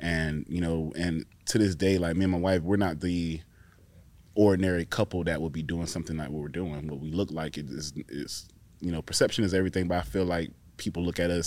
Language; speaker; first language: English; native; English